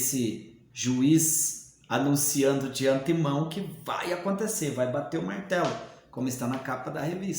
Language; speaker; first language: Portuguese; native; Portuguese